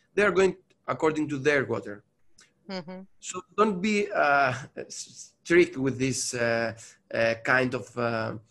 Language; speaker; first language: English; non-native, learner; Greek